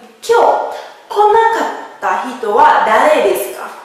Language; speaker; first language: Japanese; non-native, learner; Vietnamese